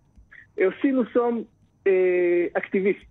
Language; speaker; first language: French; non-native, fluent; Hebrew